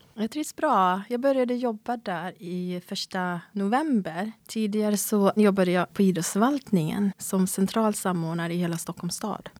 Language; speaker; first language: Swedish; native; Swedish